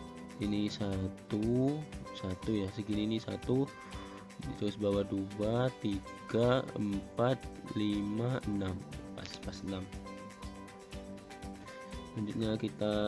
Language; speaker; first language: Indonesian; native; Indonesian